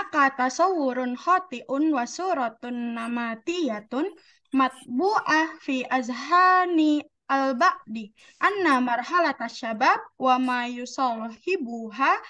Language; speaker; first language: Arabic; non-native, learner; Indonesian